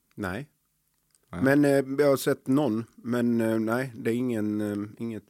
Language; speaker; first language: Swedish; native; Swedish